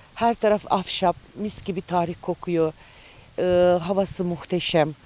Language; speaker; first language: Turkish; early bilingual, heritage; Romanian